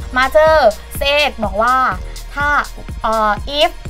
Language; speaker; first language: English; non-native, learner; Thai